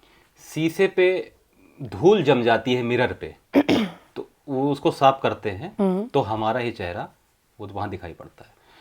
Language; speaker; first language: Hindi; native; Hindi